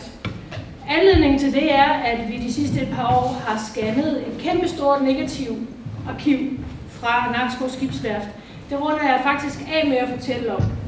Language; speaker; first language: Danish; native; Danish